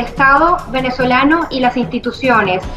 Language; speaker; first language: Spanish; native; Spanish